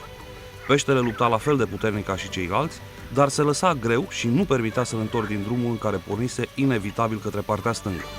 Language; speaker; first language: Romanian; native; Romanian